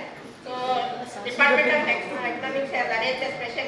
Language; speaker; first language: Kannada; native; Kannada